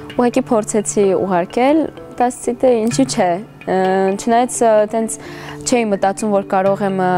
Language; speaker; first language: Armenian; early bilingual, heritage; Armenian